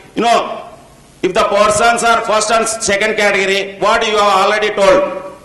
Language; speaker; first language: English; non-native, local second language; Telugu